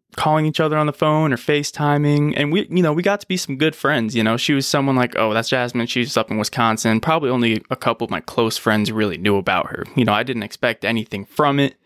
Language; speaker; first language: English; native; English